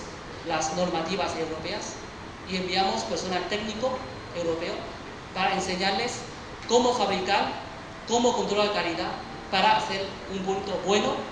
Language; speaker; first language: Spanish; early bilingual, other home language; Chinese